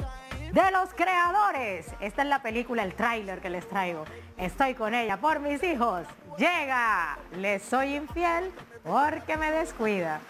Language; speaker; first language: Spanish; native; Spanish